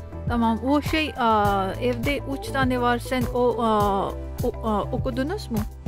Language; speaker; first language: Turkish; non-native, learner; Urdu